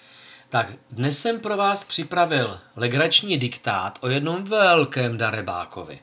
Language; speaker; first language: Czech; native; Czech